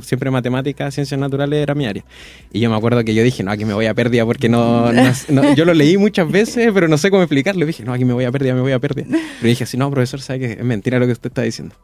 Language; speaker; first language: Spanish; native; Spanish